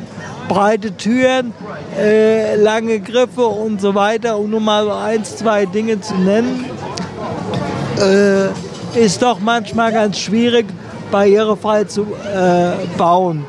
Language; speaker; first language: German; native; German